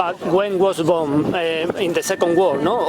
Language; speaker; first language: English; non-native, learner; Spanish